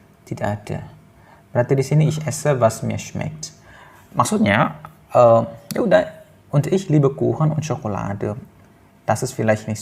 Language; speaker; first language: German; non-native, fluent; Indonesian